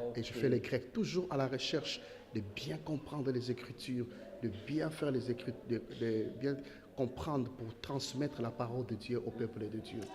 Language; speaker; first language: French; non-native, local second language; Lingala